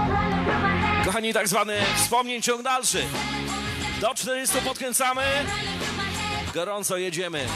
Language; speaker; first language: Polish; native; Polish